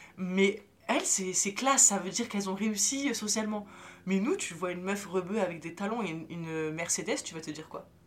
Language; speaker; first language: French; early bilingual, other home language; Arabic